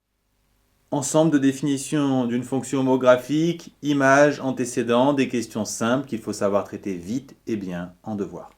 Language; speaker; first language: French; native; French